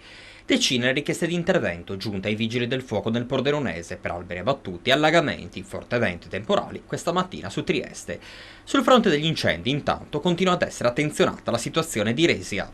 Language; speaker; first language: Italian; native; Italian